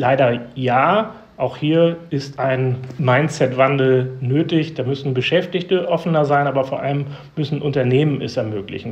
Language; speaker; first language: German; native; German